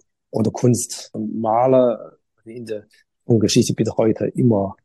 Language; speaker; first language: German; non-native, learner; Chinese